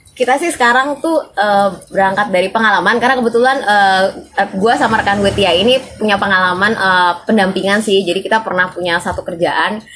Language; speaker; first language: Indonesian; native; Indonesian